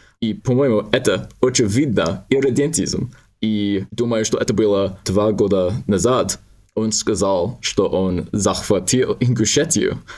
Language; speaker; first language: Russian; non-native, learner; English